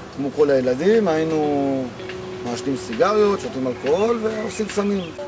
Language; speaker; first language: Hebrew; native; Hebrew